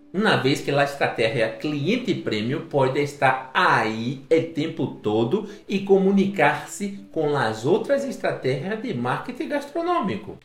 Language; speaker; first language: Portuguese; non-native, learner; Spanish